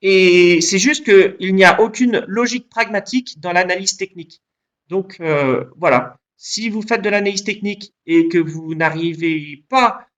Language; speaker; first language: French; native; French